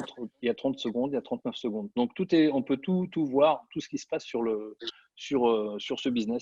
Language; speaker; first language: French; native; French